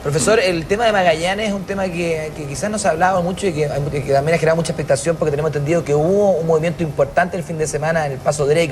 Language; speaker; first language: Spanish; native; Spanish